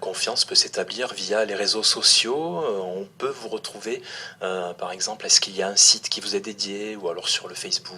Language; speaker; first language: French; native; French